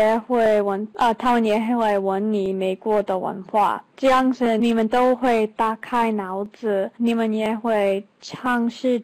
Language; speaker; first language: Chinese; non-native, learner; English